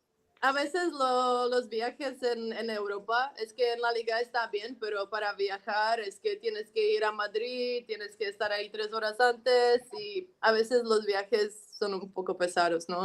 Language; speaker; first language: Spanish; non-native, fluent; Czech